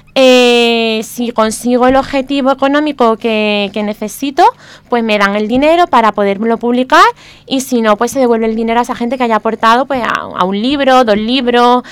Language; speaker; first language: Spanish; native; Spanish